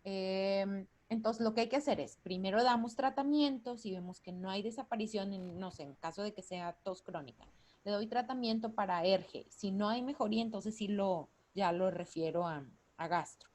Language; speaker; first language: Spanish; native; Spanish